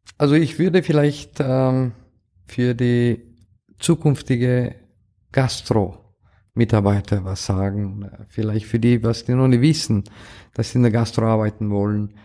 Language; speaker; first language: German; non-native, fluent; Romanian